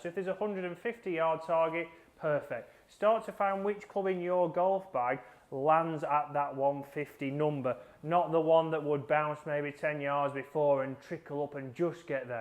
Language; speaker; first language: English; native; English